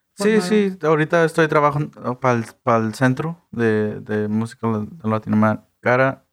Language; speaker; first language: Spanish; early bilingual, heritage; Spanish